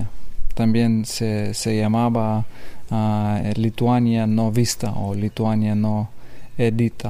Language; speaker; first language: Spanish; non-native, learner; Lithuanian